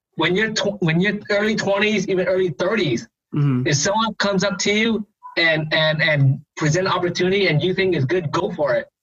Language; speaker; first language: English; native; English